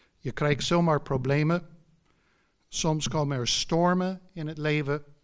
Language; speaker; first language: Dutch; non-native, fluent; English